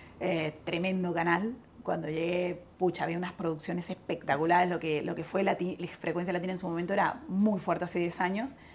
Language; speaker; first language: Spanish; native; Spanish